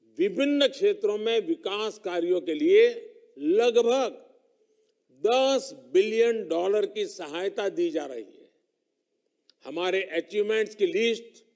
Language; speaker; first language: Hindi; non-native, local second language; Gujarati